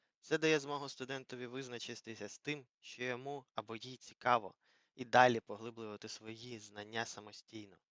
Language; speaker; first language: Ukrainian; native; Ukrainian